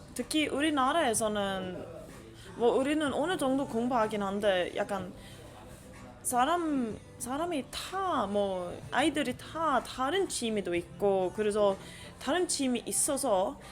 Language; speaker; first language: Korean; non-native, fluent; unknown